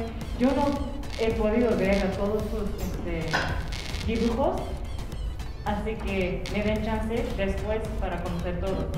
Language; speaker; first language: Spanish; non-native, fluent; Japanese